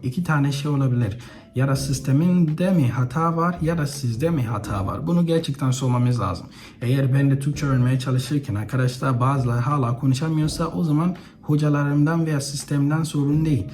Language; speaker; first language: Turkish; non-native, fluent; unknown